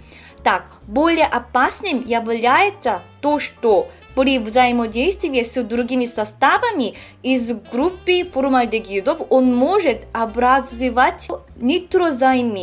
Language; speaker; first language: Russian; non-native, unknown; Korean